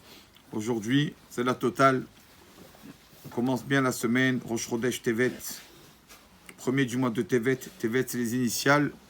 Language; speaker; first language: French; native; French